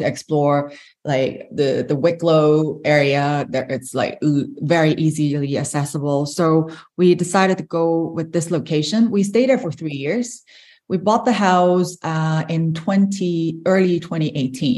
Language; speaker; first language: English; non-native, local second language; Cantonese